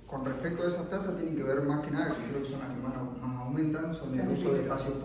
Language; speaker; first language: Spanish; native; Spanish